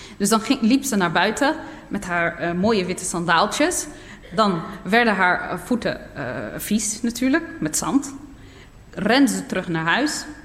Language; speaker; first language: Dutch; early bilingual, other home language; Berber languages